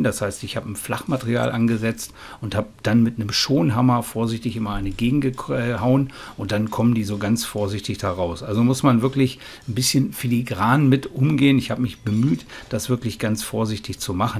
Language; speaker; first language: German; native; German